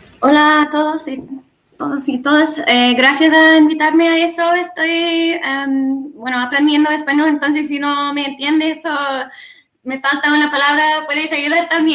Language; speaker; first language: Spanish; non-native, learner; English